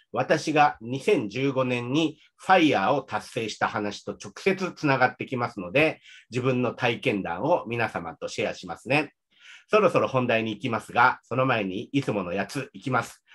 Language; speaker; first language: Japanese; native; Japanese